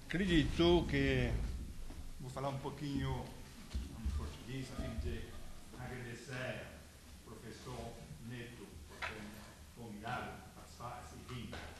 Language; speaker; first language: Portuguese; non-native, fluent; French